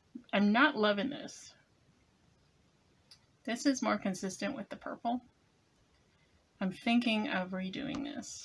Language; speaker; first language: English; native; English